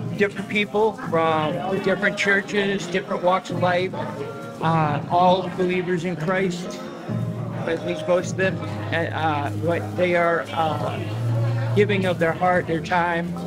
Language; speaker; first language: English; native; English